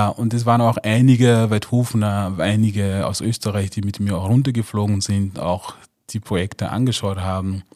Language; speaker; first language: German; non-native, fluent; Mossi